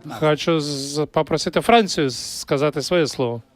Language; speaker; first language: Ukrainian; non-native, fluent; English